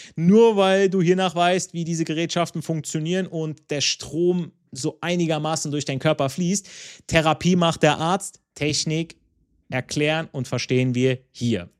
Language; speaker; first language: German; non-native, fluent; Italian